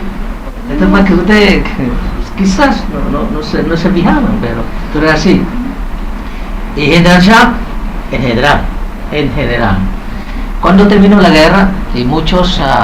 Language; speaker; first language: Spanish; non-native, fluent; Vietnamese